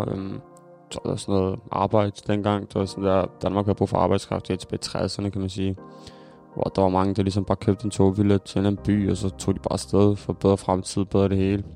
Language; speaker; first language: Danish; early bilingual, other home language; Macedonian